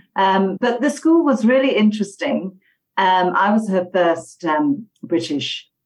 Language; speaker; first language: English; native; English